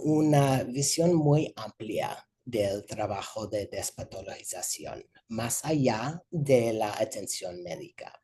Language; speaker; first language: Spanish; non-native, fluent; English